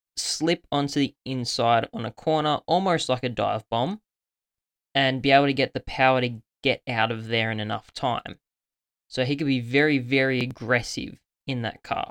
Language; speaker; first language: English; native; English